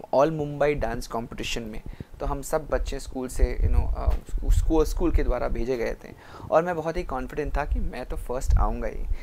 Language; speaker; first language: Hindi; non-native, local second language; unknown